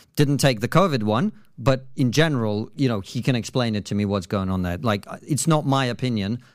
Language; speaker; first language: English; non-native, fluent; Russian